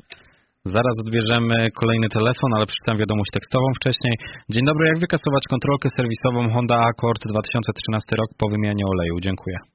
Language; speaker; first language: Polish; native; Polish